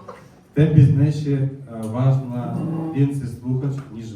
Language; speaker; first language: Polish; non-native, learner; Russian